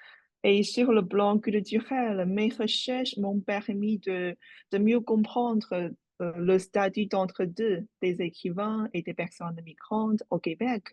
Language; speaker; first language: French; non-native, fluent; Chinese